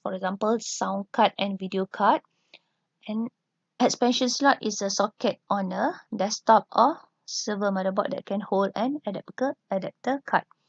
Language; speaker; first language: English; non-native, local second language; Malay